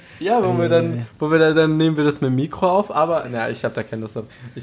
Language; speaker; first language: German; native; German